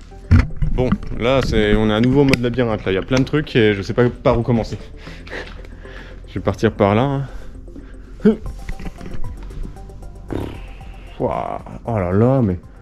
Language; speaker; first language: French; native; French